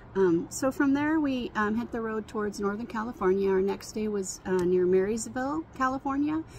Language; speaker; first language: English; native; English